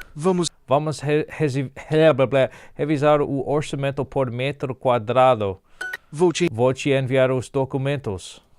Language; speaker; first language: Portuguese; non-native, learner; English